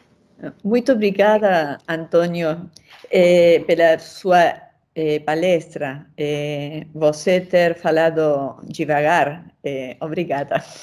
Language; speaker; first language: Portuguese; non-native, fluent; Spanish